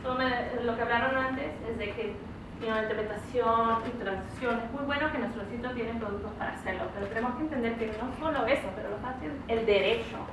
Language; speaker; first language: Spanish; early bilingual, other home language; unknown